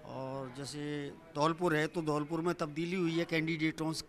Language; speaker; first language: Hindi; native; Hindi